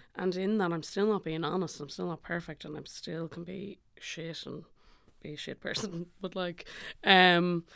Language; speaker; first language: English; native; English